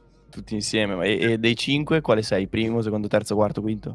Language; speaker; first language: Italian; native; Italian